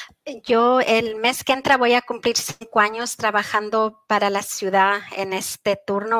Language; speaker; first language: Spanish; early bilingual, heritage; Spanish